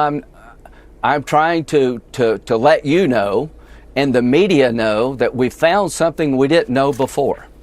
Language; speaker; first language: English; native; English